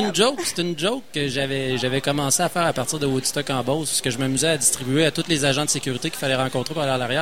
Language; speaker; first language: French; native; French